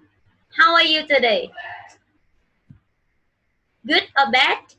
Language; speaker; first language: English; non-native, fluent; Vietnamese